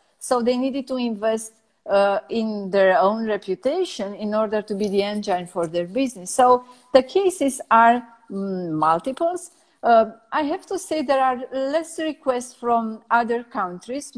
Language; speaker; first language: English; non-native, fluent; Romanian